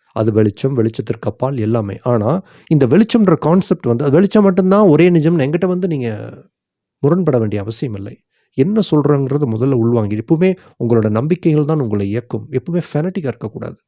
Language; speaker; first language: Tamil; native; Tamil